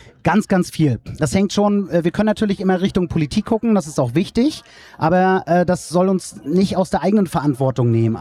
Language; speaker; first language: German; native; German